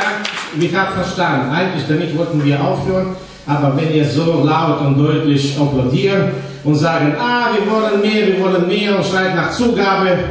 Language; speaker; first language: German; non-native, fluent; Russian